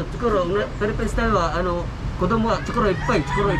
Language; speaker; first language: Japanese; non-native, learner; Cebuano